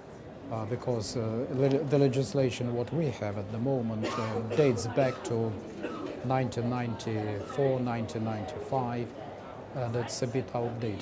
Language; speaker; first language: English; non-native, fluent; Russian